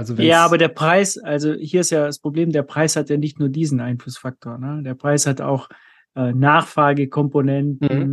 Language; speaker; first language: German; native; German